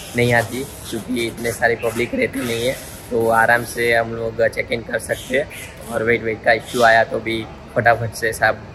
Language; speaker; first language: Hindi; non-native, local second language; Gujarati